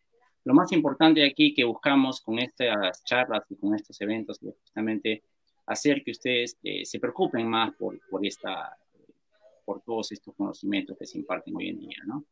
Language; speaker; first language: Spanish; native; Spanish